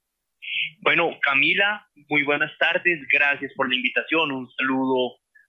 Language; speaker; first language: Spanish; native; Spanish